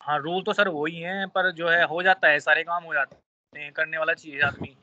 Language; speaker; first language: Hindi; native; Hindi